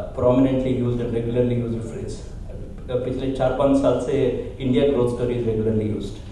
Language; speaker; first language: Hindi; non-native, local second language; Telugu